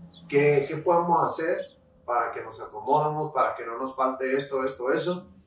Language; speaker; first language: Spanish; early bilingual, heritage; Spanish